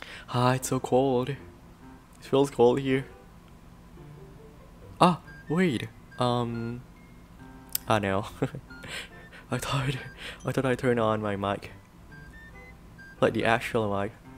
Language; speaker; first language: English; non-native, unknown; Indonesian